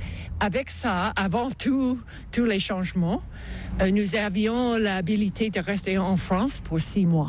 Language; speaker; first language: French; non-native, local second language; English